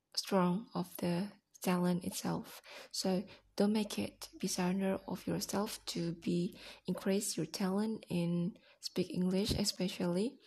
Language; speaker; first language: English; non-native, learner; Indonesian